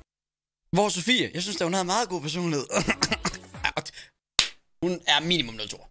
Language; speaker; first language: Danish; native; Danish